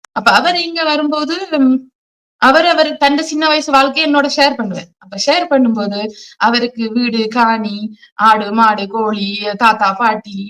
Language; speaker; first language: Tamil; early bilingual, heritage; Tamil